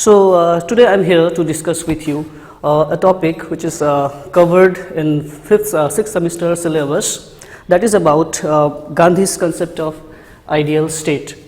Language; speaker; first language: English; non-native, local second language; Assamese